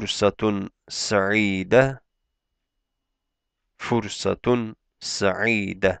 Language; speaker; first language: Arabic; non-native, fluent; Turkish